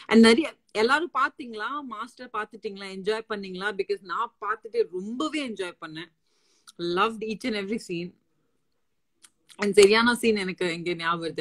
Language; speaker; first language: Tamil; non-native, local second language; Assamese